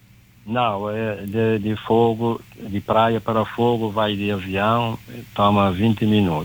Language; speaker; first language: Portuguese; non-native, local second language; Kabuverdianu